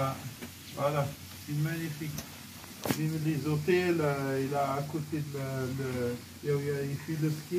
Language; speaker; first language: French; non-native, learner; Arabic